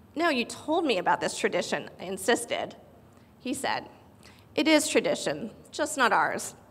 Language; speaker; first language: English; native; English